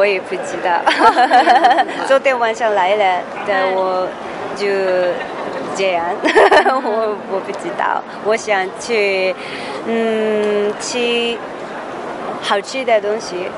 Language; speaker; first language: Chinese; non-native, learner; Japanese